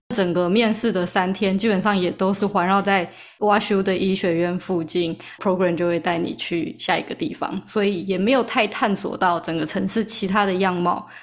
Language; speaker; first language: Chinese; native; Chinese